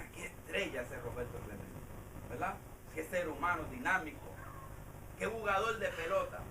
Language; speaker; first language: Spanish; early bilingual, heritage; Spanish